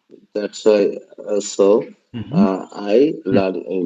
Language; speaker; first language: English; non-native, learner; Bangla